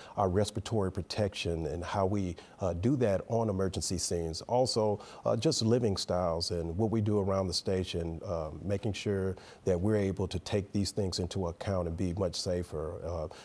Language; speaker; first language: English; native; English